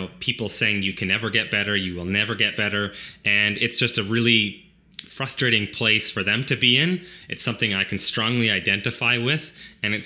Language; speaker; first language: English; native; English